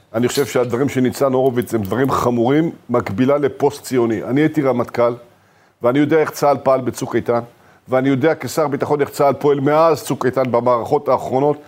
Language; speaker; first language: Hebrew; native; Hebrew